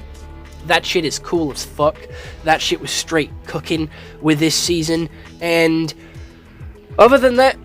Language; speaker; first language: English; native; English